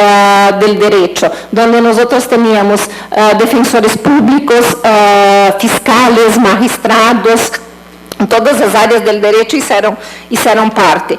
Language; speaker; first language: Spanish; non-native, learner; Portuguese